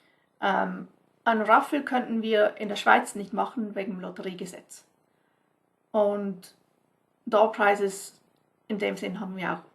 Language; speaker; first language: German; non-native, fluent; English